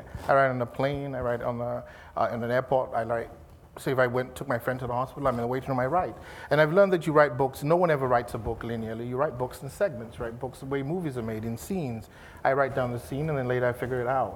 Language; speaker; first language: English; non-native, local second language; Igbo